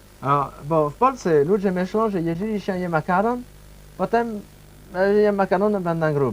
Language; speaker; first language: Polish; non-native, learner; Chinese